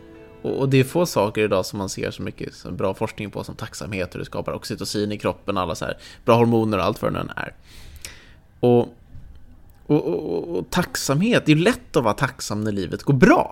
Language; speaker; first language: Swedish; native; Swedish